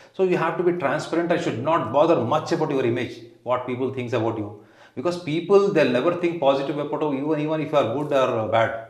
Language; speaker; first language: English; non-native, local second language; Telugu